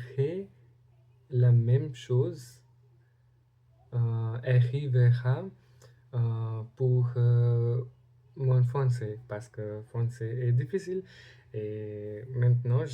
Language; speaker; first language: French; non-native, learner; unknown